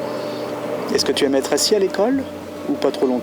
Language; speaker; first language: French; native; French